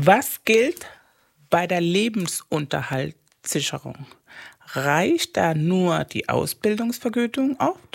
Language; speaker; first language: German; non-native, fluent; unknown